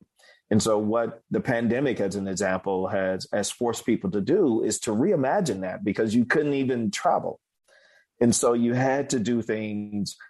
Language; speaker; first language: English; native; English